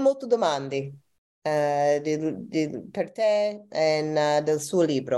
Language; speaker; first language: Italian; non-native, learner; English